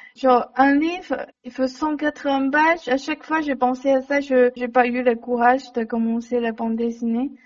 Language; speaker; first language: French; non-native, learner; Chinese